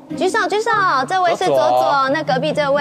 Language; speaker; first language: Chinese; native; Chinese